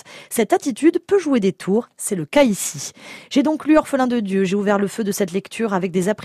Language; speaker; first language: French; native; French